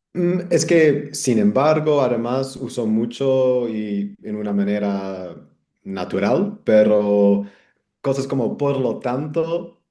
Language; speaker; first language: Spanish; non-native, fluent; English